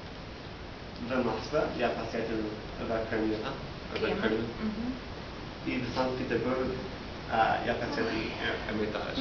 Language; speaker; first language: Russian; non-native, learner; English